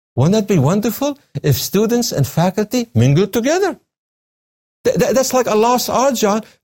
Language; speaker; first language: English; non-native, fluent; Arabic